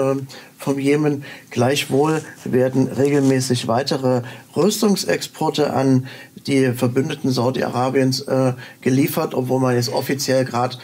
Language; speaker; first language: German; native; German